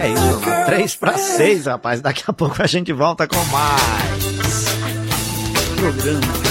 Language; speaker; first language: Portuguese; native; Portuguese